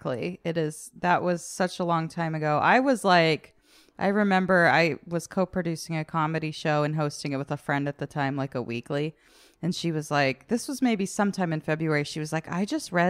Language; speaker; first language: English; native; English